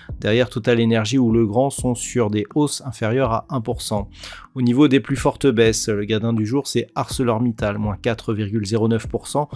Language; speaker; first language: French; native; French